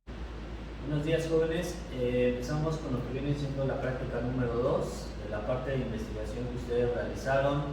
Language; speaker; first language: Spanish; native; Spanish